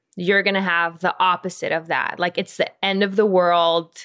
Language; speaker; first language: English; non-native, fluent; Romanian